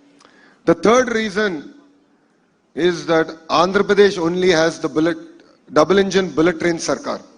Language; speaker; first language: English; non-native, local second language; Telugu